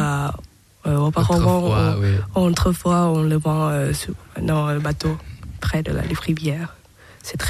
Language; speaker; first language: French; non-native, learner; Thai